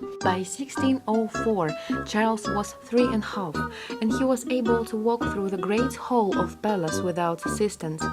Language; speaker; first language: English; non-native, learner; Russian